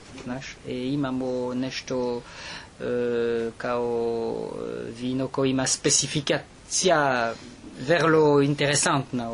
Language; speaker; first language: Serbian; non-native, learner; French